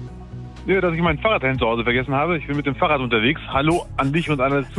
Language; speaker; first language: German; early bilingual, other home language; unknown